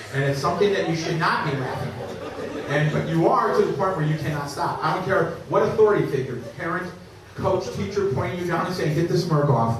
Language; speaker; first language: English; native; English